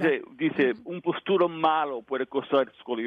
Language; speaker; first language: Spanish; non-native, learner; English